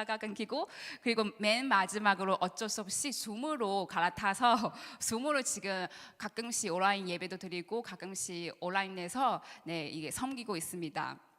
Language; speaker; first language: Korean; non-native, learner; Chinese